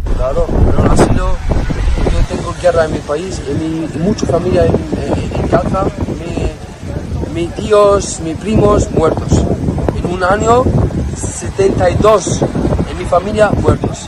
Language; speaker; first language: Spanish; non-native, learner; Arabic